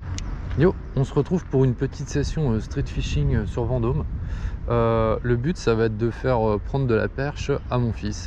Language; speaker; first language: French; native; French